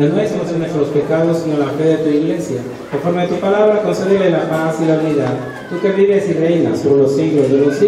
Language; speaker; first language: Spanish; native; Spanish